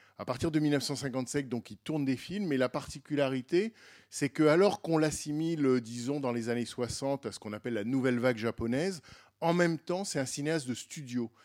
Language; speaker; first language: French; native; French